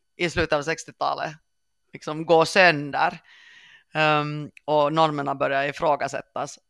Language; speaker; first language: Swedish; native; Swedish